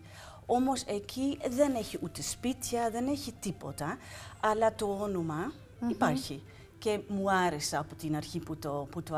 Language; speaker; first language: Greek; non-native, fluent; Dutch